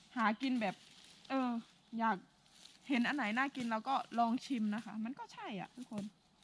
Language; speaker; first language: Thai; native; Thai